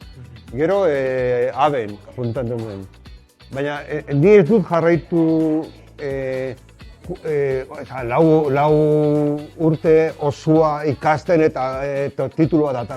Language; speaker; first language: Basque; non-native, local second language; Spanish